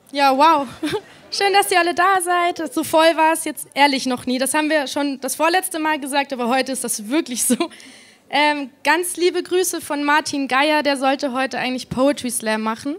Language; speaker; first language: German; native; German